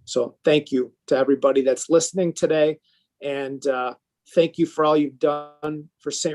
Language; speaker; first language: English; native; English